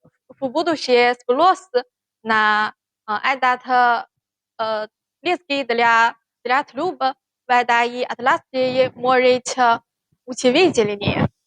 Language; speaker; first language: Russian; non-native, learner; Chinese